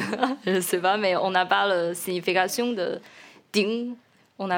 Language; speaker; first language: French; non-native, learner; Chinese